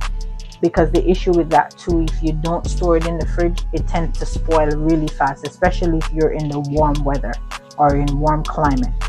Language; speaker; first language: English; native; English